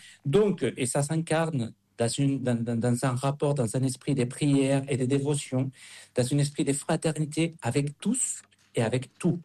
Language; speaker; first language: French; non-native, fluent; Spanish